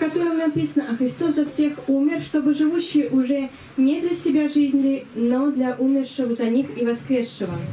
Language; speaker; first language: Russian; native; Russian